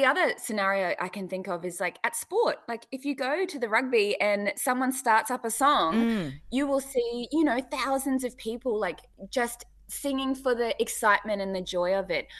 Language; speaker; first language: English; native; English